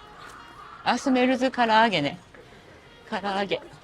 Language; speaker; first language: Japanese; native; Japanese